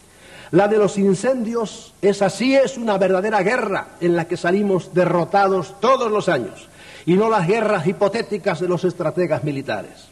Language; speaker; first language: Spanish; native; Spanish